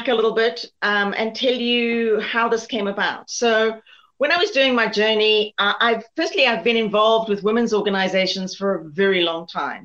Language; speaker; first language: English; native; English